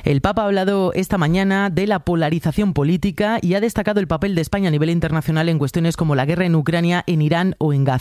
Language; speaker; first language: Spanish; native; Spanish